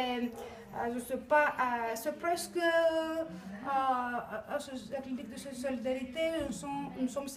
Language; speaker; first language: French; non-native, learner; Greek